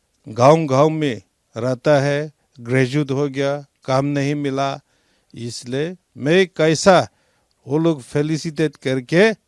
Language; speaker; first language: Hindi; non-native, local second language; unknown